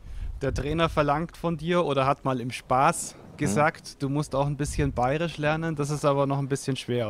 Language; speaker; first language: German; native; German